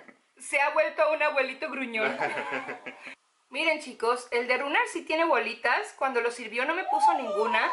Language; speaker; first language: Spanish; native; Spanish